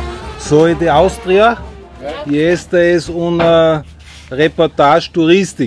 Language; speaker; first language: Spanish; non-native, learner; German